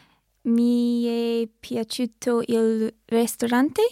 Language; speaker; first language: Italian; non-native, learner; English